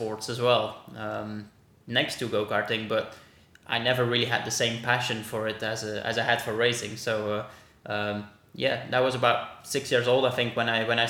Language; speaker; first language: English; non-native, fluent; Dutch